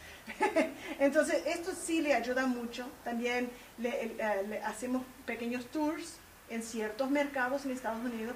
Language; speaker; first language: Spanish; early bilingual, heritage; Spanish